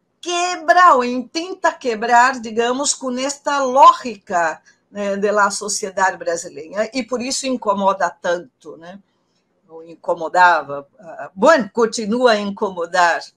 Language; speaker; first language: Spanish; non-native, fluent; Portuguese